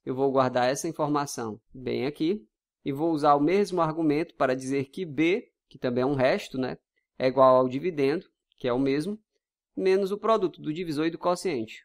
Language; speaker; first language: Portuguese; native; Portuguese